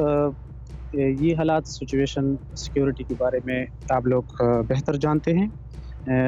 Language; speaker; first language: Hindi; non-native, fluent; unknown